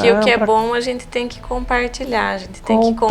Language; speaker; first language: Portuguese; native; Portuguese